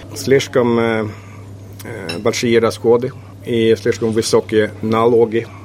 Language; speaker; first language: Russian; non-native, fluent; Swedish